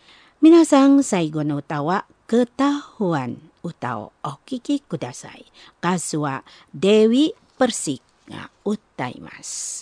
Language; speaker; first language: Japanese; non-native, learner; Indonesian